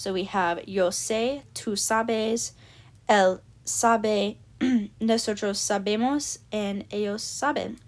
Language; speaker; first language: Spanish; non-native, learner; English